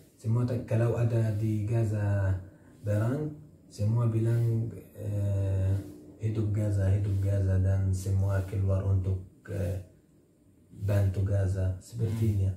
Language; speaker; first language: Indonesian; non-native, learner; Arabic